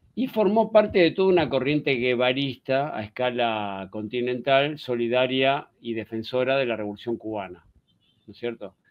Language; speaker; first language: Spanish; native; Spanish